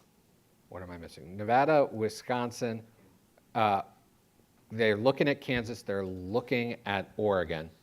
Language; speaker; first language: English; native; English